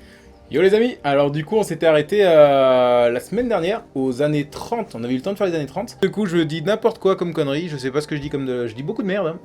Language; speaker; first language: French; native; French